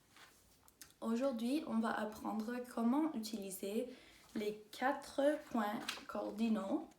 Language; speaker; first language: French; non-native, local second language; English